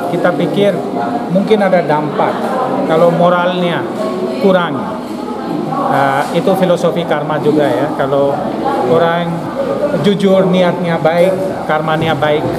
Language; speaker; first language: Indonesian; non-native, fluent; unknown